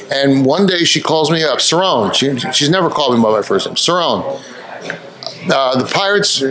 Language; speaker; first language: English; native; English